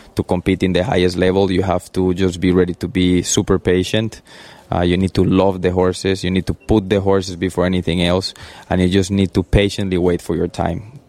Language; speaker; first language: English; early bilingual, other home language; Spanish